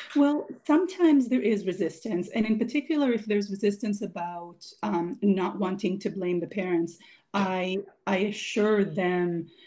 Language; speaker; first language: English; non-native, fluent; Hebrew